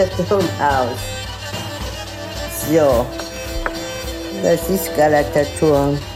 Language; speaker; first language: German; non-native, fluent; Turkish